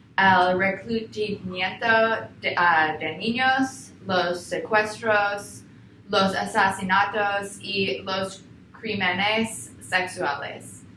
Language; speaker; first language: Spanish; non-native, learner; English